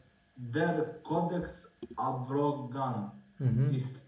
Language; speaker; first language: German; non-native, learner; Croatian